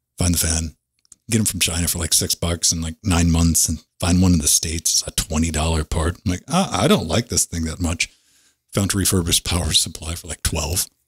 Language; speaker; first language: English; native; English